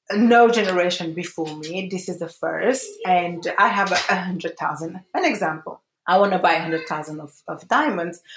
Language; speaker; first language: English; early bilingual, other home language; Portuguese